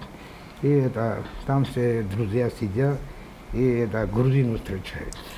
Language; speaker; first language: Russian; non-native, local second language; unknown